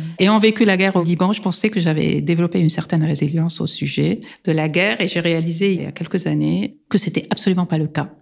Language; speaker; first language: French; non-native, local second language; Armenian